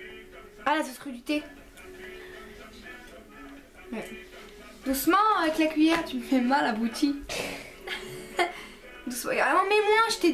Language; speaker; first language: French; early bilingual, other home language; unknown